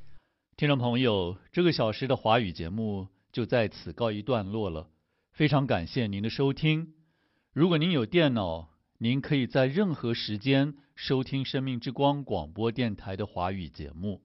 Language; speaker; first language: Chinese; native; Chinese